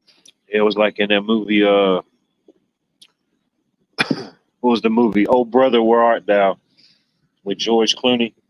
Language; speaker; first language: English; native; English